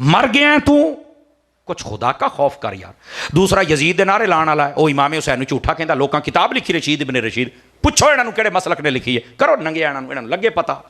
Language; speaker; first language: Urdu; non-native, local second language; Punjabi